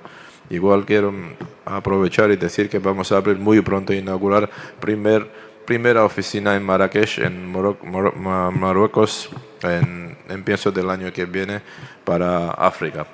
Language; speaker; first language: Spanish; non-native, fluent; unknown